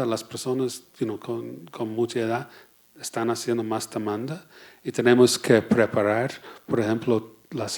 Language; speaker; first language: Spanish; non-native, fluent; English